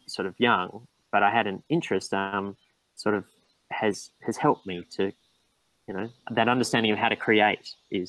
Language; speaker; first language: English; native; English